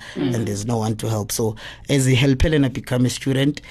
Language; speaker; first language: English; non-native, local second language; Zulu